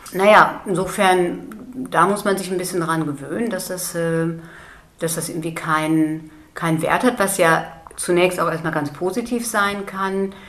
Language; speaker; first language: German; native; German